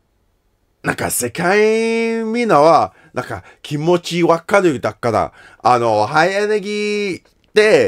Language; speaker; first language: Japanese; non-native, learner; English